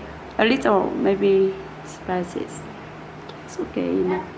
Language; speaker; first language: English; non-native, learner; Vietnamese